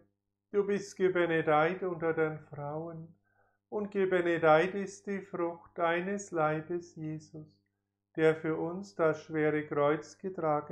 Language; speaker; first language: German; native; German